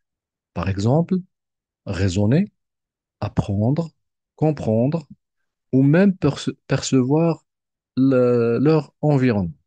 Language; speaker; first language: French; non-native, local second language; Arabic